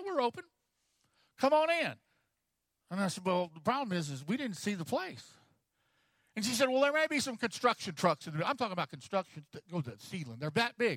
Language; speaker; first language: English; native; English